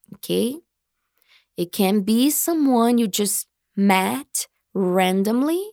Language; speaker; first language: English; non-native, fluent; Portuguese